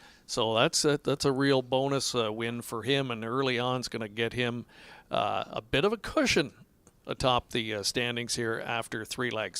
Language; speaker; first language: English; native; English